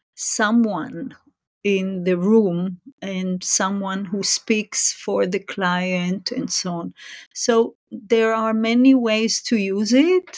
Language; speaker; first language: English; non-native, fluent; Hebrew